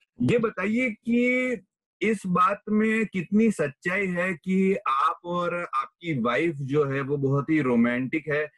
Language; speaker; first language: Hindi; non-native, local second language; Gujarati